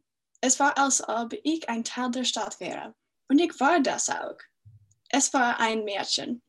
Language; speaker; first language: German; non-native, fluent; English